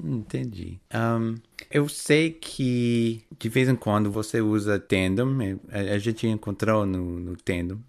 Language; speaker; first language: Portuguese; non-native, fluent; English